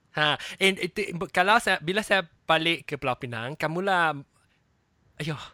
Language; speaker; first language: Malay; non-native, local second language; Chinese